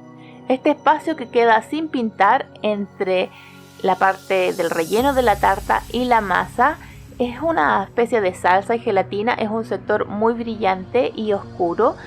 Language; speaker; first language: Spanish; native; Spanish